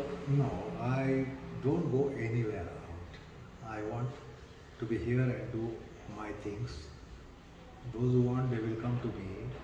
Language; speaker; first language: English; non-native, fluent; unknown